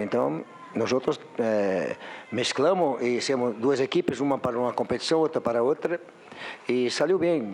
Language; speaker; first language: Portuguese; non-native, learner; Spanish